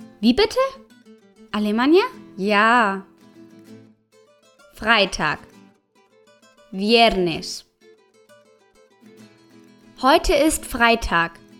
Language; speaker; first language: German; non-native, fluent; Spanish